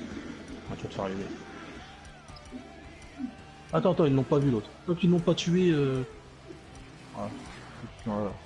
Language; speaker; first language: French; native; French